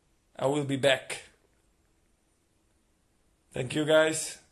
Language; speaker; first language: English; non-native, learner; Portuguese